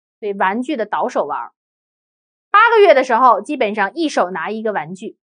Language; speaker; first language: Chinese; native; Chinese